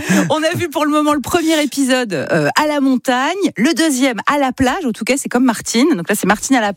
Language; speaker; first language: French; native; French